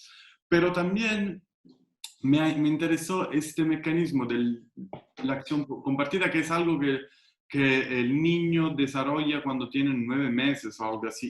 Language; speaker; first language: Spanish; non-native, fluent; Italian